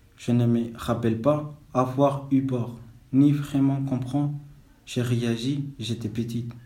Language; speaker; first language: French; non-native, fluent; Somali